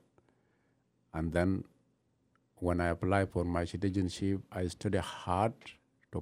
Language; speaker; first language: English; non-native, learner; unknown